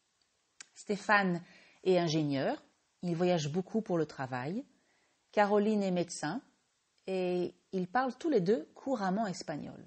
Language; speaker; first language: French; native; French